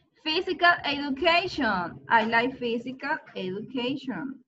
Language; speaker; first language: English; non-native, learner; Spanish